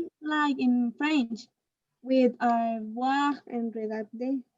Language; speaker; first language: English; non-native, learner; Spanish